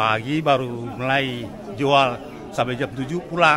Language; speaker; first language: Indonesian; non-native, local second language; Chinese